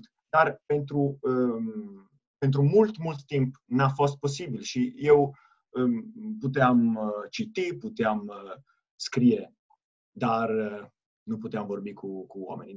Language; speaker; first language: Romanian; non-native, fluent; Italian